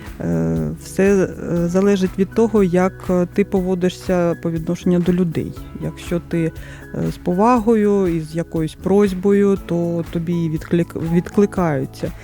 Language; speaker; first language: Ukrainian; non-native, local second language; Russian